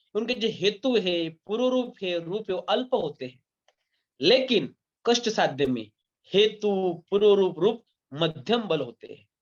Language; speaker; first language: Hindi; non-native, local second language; Marathi